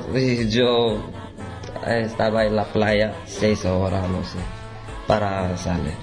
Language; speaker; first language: Spanish; non-native, learner; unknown